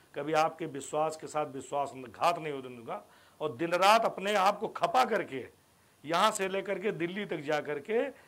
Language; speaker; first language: Hindi; native; Hindi